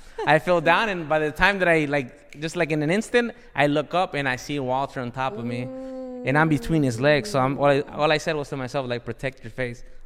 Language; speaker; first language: English; early bilingual, other home language; Spanish